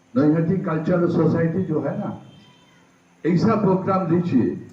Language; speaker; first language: Hindi; non-native, local second language; Bangla